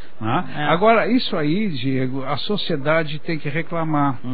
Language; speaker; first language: Portuguese; native; Portuguese